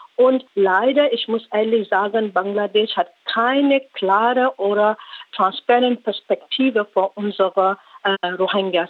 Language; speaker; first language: German; non-native, learner; Rohingya